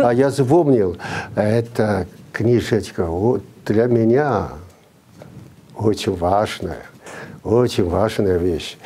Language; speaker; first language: Russian; non-native, fluent; Chinese